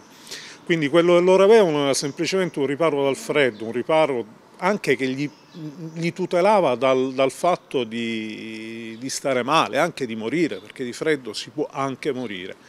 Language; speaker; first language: Italian; native; Italian